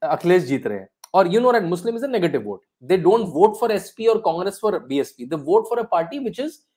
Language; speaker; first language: Hindi; native; Hindi